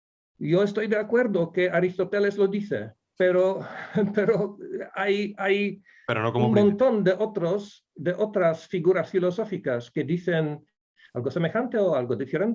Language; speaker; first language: Spanish; non-native, fluent; Polish